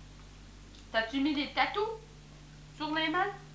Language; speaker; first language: French; native; French